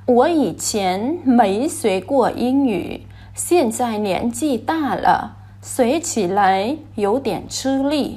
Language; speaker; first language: Chinese; non-native, fluent; Vietnamese